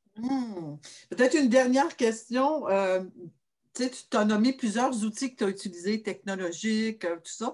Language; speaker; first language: French; native; French